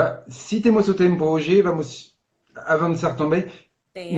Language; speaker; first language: Portuguese; non-native, fluent; French